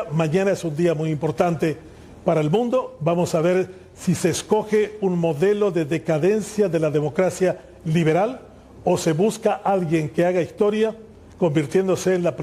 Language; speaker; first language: Spanish; native; Spanish